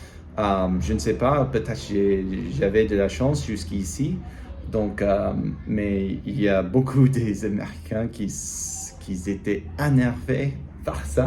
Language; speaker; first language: French; non-native, learner; English